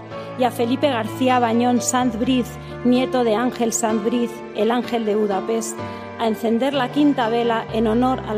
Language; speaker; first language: Spanish; native; Spanish